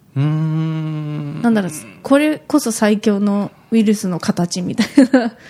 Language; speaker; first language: Japanese; native; Japanese